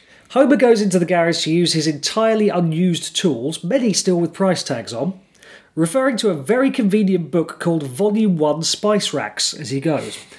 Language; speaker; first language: English; native; English